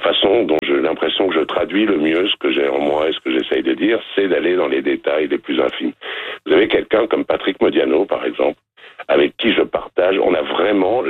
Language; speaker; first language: French; native; French